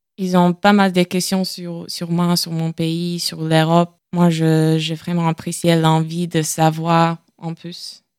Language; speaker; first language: French; non-native, learner; Latvian